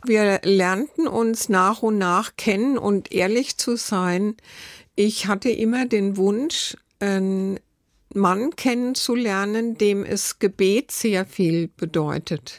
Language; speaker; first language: German; native; German